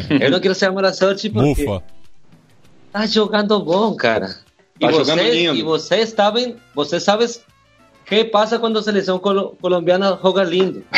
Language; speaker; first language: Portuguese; non-native, learner; Spanish